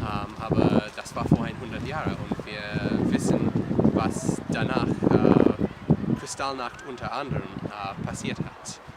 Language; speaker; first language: German; non-native, learner; English